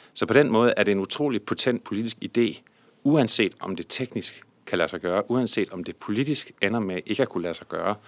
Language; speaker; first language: Danish; early bilingual, other home language; English